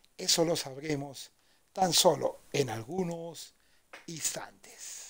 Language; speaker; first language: Spanish; native; Spanish